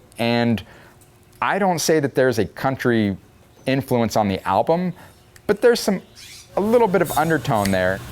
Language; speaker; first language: English; native; English